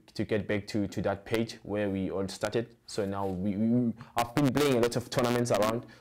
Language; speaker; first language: English; non-native, local second language; Zulu